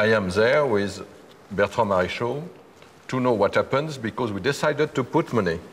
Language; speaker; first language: English; non-native, learner; French